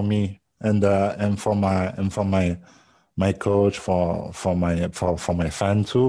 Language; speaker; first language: English; non-native, learner; French